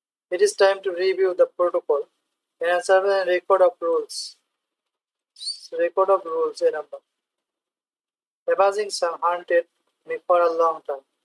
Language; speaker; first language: English; non-native, local second language; Bangla